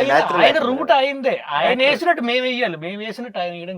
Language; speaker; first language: Telugu; native; Telugu